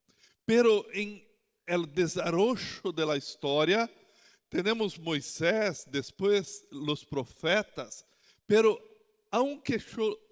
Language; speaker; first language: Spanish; non-native, learner; Portuguese